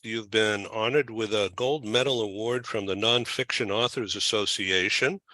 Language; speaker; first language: English; native; English